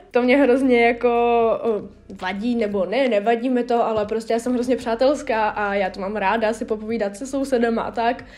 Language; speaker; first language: Czech; early bilingual, other home language; Russian